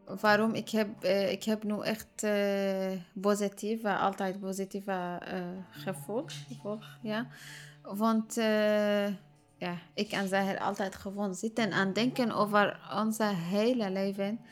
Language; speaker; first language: Dutch; non-native, learner; Arabic